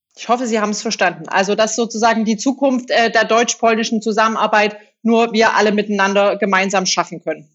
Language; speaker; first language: German; native; German